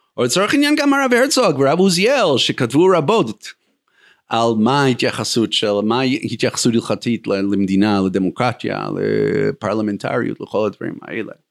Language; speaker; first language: Hebrew; non-native, fluent; English